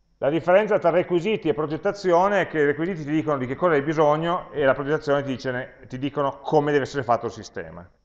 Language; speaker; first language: Italian; native; Italian